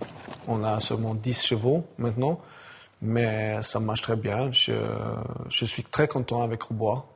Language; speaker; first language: French; non-native, learner; Swedish